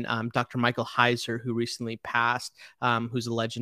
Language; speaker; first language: English; early bilingual, other home language; Telugu